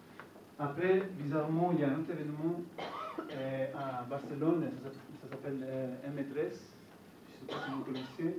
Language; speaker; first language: French; non-native, fluent; Italian